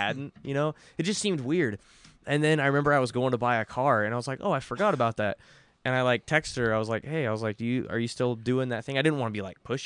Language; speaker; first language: English; native; English